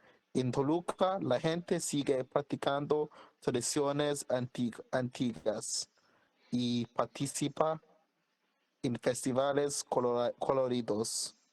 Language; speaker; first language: Spanish; non-native, learner; English